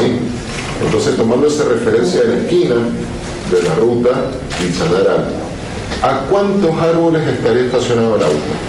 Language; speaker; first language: Spanish; native; Spanish